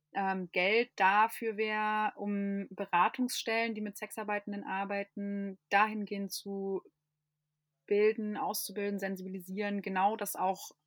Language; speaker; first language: German; non-native, fluent; English